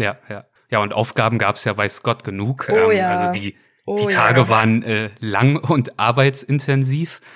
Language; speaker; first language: German; native; German